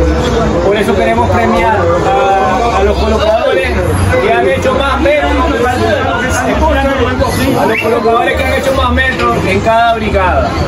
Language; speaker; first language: Spanish; native; Spanish